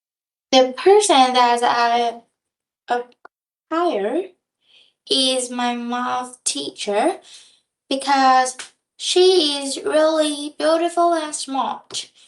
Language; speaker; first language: English; non-native, learner; Vietnamese